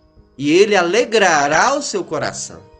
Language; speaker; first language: Portuguese; native; Portuguese